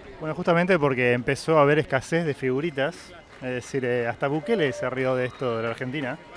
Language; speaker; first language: Spanish; native; Spanish